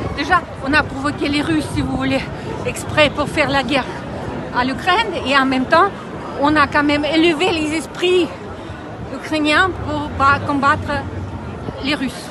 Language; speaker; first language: French; non-native, fluent; Russian